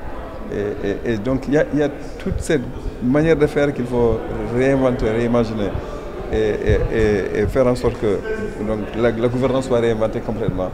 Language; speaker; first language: French; non-native, local second language; Wolof